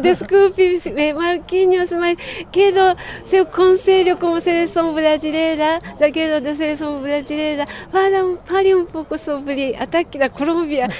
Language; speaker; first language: Portuguese; non-native, fluent; Japanese